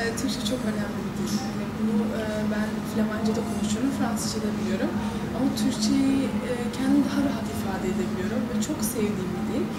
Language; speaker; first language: Turkish; early bilingual, heritage; Turkish